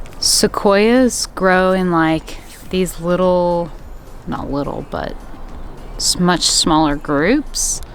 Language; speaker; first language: English; native; English